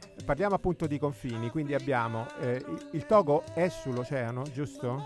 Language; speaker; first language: Italian; native; Italian